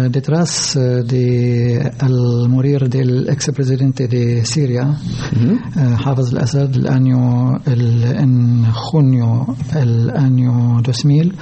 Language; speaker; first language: Spanish; non-native, learner; Arabic